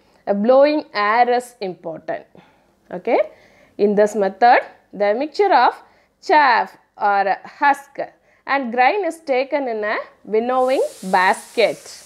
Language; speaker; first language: English; non-native, local second language; Tamil